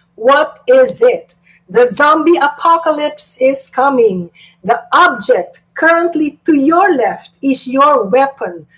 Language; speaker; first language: English; non-native, local second language; Filipino